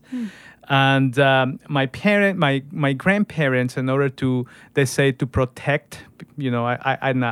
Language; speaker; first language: English; non-native, fluent; Spanish